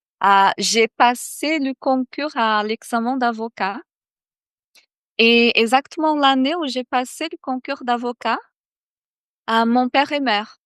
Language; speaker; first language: French; non-native, fluent; Portuguese